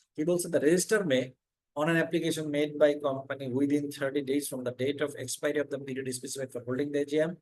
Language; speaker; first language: English; non-native, local second language; Bangla